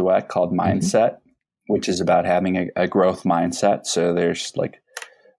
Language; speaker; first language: English; native; English